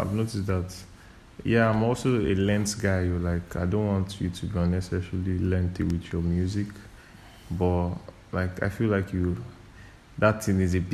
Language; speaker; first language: English; non-native, local second language; Yoruba